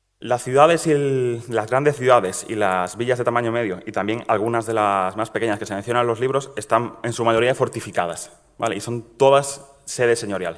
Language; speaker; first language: Spanish; native; Spanish